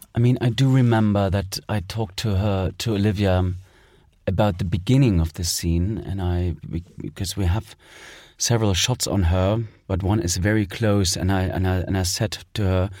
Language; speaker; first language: English; non-native, fluent; German